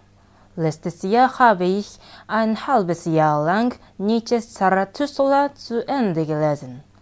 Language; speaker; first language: German; non-native, learner; Japanese